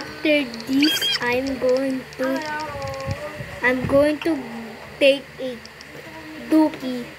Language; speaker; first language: English; non-native, local second language; Filipino